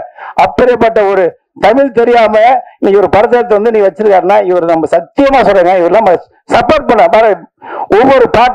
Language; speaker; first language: Tamil; native; Tamil